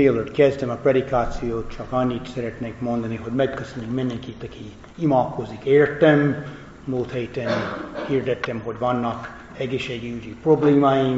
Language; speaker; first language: Hungarian; non-native, fluent; English